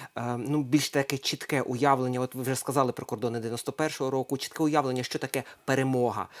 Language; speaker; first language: Ukrainian; native; Ukrainian